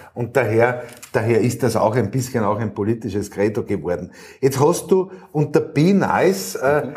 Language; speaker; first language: German; native; German